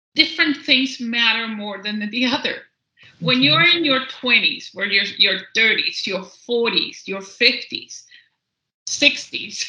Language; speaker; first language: English; early bilingual, other home language; Spanish